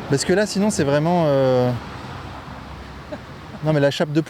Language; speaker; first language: French; native; French